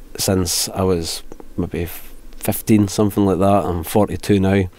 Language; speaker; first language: English; native; English